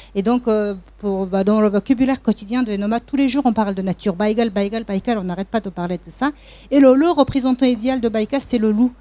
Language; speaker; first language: French; non-native, fluent; Mongolian